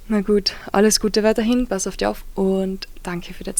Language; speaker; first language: German; native; German